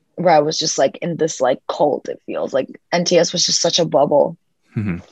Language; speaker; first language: English; early bilingual, other home language; Spanish